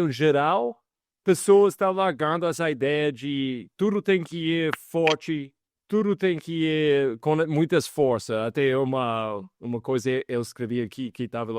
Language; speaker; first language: Portuguese; non-native, fluent; English